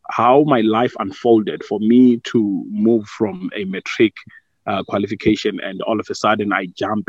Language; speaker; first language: English; non-native, local second language; Venda